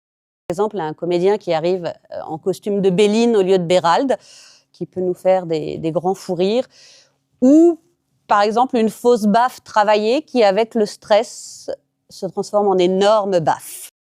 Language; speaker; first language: French; native; French